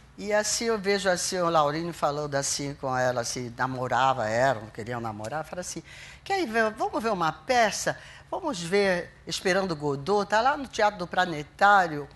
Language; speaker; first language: Portuguese; non-native, fluent; French